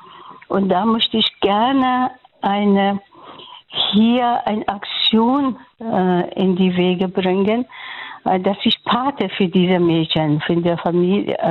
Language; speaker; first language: German; non-native, learner; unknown